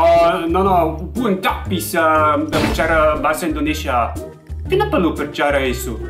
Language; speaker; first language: Indonesian; non-native, fluent; German